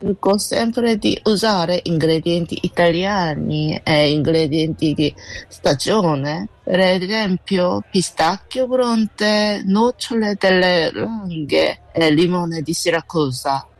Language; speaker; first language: Italian; non-native, learner; Korean